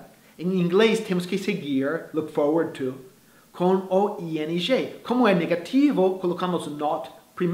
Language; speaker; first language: Portuguese; non-native, fluent; English